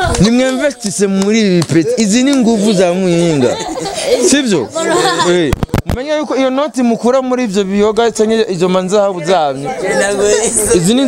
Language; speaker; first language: Rundi; native; Rundi